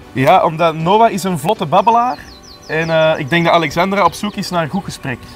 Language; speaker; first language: Dutch; native; Dutch